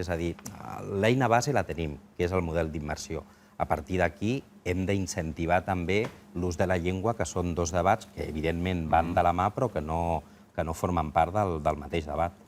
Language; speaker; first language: Catalan; non-native, local second language; Spanish